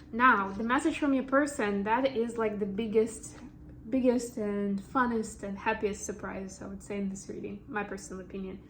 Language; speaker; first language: English; non-native, fluent; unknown